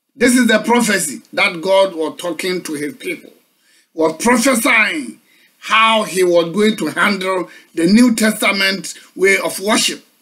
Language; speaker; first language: English; non-native, local second language; Akan